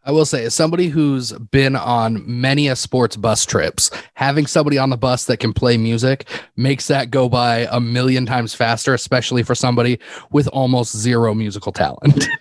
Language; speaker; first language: English; native; English